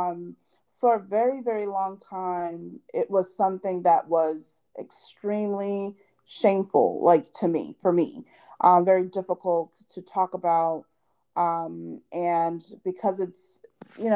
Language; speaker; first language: English; early bilingual, other home language; Haitian Creole